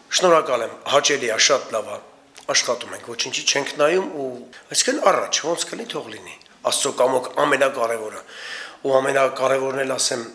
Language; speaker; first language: Armenian; non-native, local second language; Kurdish